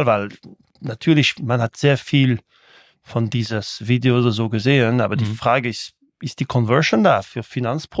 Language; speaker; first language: German; non-native, local second language; French